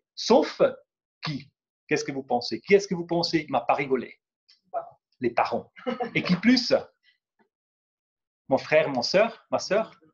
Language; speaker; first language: French; non-native, local second language; German